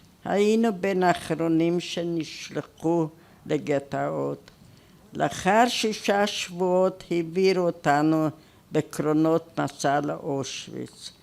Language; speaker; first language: Hebrew; non-native, fluent; Hungarian